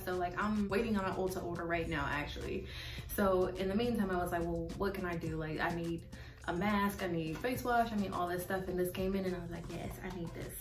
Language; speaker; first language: English; native; English